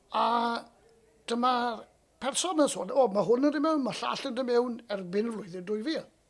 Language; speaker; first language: Welsh; native; Welsh